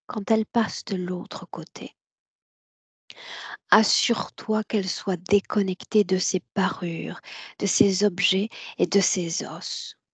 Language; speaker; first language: French; native; French